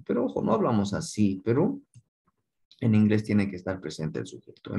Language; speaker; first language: Spanish; native; Spanish